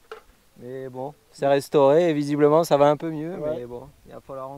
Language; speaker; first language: French; native; French